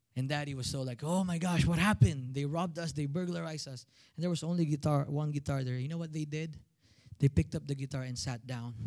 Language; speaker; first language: English; non-native, local second language; Filipino